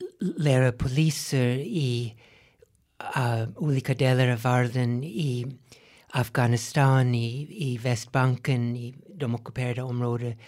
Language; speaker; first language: Swedish; non-native, fluent; English